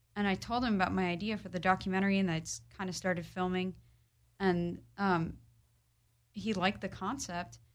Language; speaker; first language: English; early bilingual, other home language; Polish